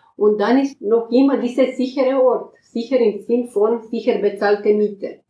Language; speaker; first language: German; non-native, fluent; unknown